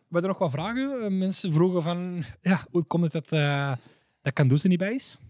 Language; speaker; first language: Dutch; early bilingual, other home language; Arabic